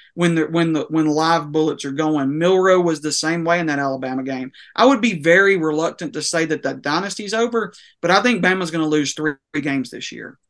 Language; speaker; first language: English; native; English